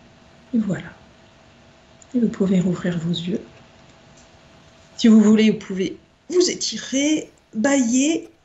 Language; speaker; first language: French; native; French